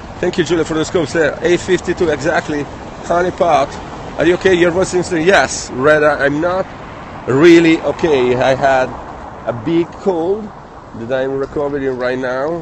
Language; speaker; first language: English; non-native, fluent; Italian